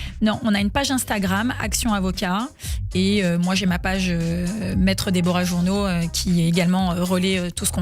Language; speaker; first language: French; native; French